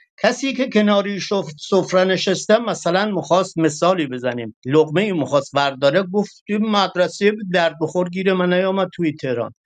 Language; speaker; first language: Persian; non-native, local second language; Kurdish